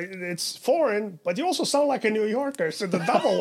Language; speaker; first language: English; non-native, fluent; Romanian